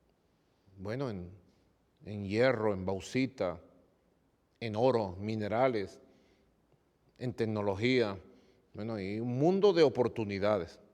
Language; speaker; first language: Spanish; native; Spanish